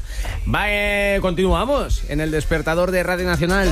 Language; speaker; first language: Spanish; native; Spanish